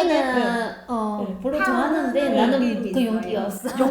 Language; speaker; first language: Korean; non-native, learner; Chinese